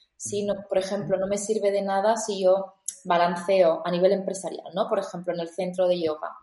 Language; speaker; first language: Spanish; native; Spanish